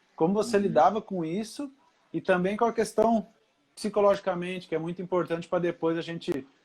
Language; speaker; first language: Portuguese; native; Portuguese